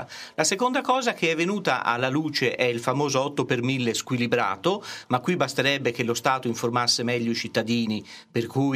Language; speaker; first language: Italian; native; Italian